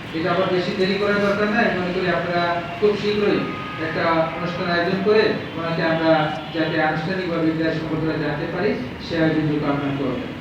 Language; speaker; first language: Bangla; native; Bangla